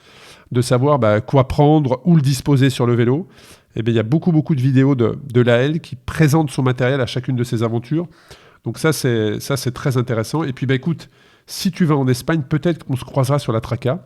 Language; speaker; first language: French; native; French